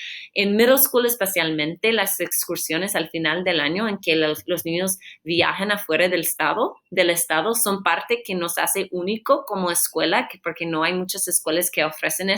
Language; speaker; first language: Spanish; non-native, fluent; English